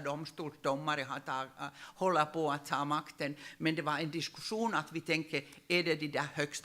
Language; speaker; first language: Swedish; non-native, local second language; Finnish